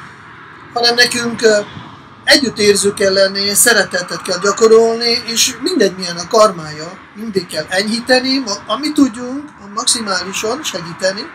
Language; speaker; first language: Hungarian; non-native, fluent; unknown